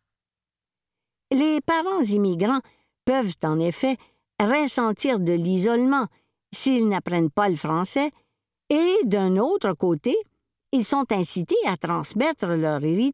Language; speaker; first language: French; native; French